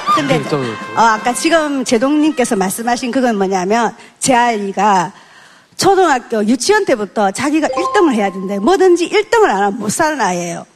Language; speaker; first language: Korean; native; Korean